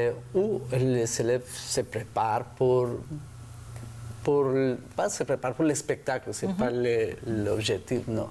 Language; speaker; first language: French; non-native, fluent; Spanish